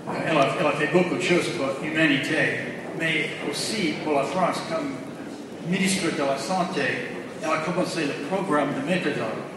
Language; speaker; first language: French; non-native, fluent; English